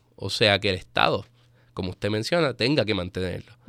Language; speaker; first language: Spanish; native; Spanish